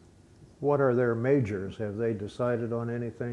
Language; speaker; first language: English; native; English